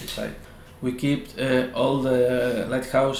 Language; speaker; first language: English; non-native, learner; Spanish